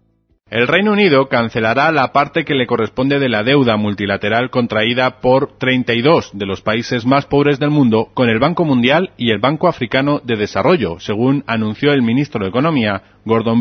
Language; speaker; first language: Spanish; native; Spanish